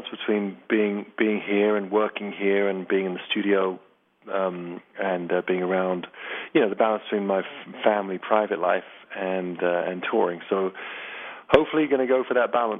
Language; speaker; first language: English; native; English